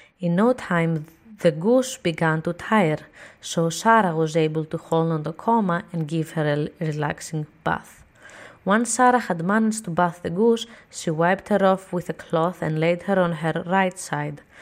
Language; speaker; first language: English; non-native, fluent; Greek